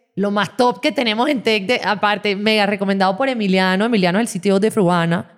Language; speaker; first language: Spanish; native; Spanish